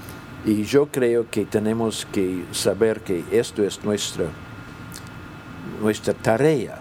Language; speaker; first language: Spanish; non-native, fluent; English